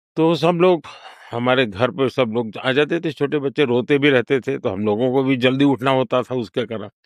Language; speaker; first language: Hindi; non-native, local second language; Gujarati